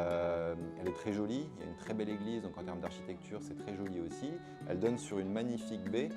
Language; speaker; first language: French; native; French